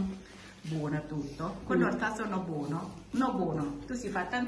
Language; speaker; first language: Italian; non-native, learner; Thai